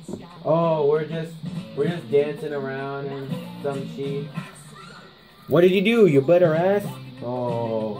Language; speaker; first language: English; native; English